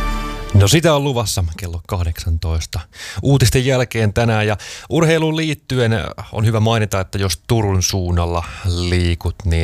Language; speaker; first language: Finnish; native; Finnish